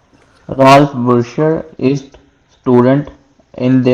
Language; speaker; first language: German; non-native, learner; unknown